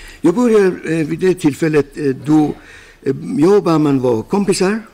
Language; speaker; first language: Swedish; non-native, fluent; Persian